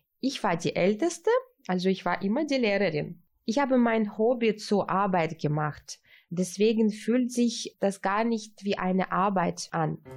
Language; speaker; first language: German; early bilingual, heritage; Russian